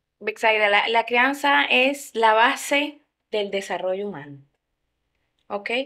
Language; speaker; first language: Spanish; native; Spanish